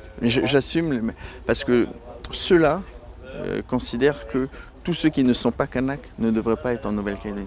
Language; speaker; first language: French; native; French